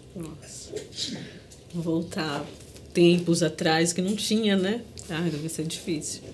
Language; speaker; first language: Portuguese; native; Portuguese